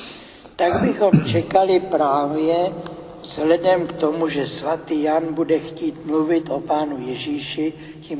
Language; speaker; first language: Czech; native; Czech